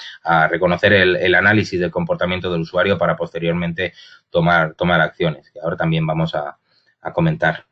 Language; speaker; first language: Spanish; native; Spanish